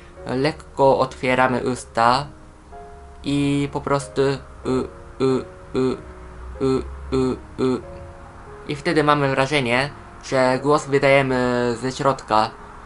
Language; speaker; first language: Polish; non-native, fluent; Japanese